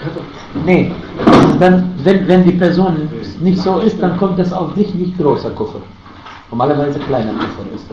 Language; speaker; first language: German; non-native, fluent; Arabic